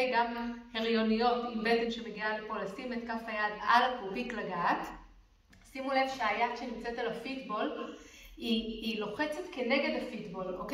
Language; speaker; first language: Hebrew; native; Hebrew